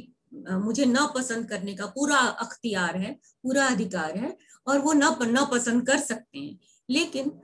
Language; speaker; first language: Hindi; native; Hindi